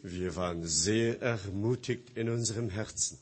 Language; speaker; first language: German; non-native, fluent; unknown